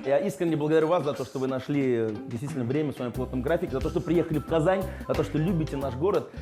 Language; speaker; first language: Russian; native; Russian